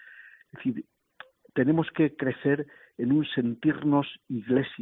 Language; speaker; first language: Spanish; native; Spanish